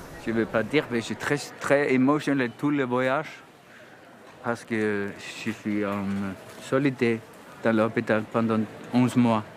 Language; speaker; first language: French; non-native, learner; Icelandic